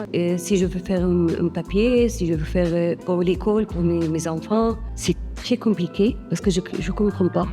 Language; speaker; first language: French; non-native, learner; Arabic